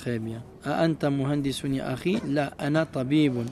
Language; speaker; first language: Arabic; non-native, fluent; French